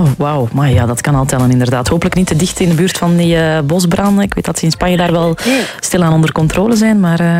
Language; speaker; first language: Dutch; native; Dutch